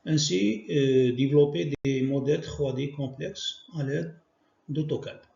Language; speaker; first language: French; non-native, local second language; Arabic